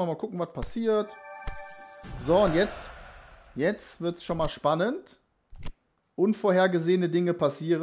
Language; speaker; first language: German; native; German